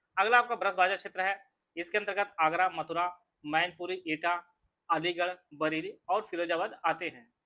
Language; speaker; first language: Hindi; native; Hindi